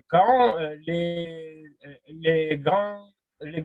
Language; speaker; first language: French; non-native, fluent; Russian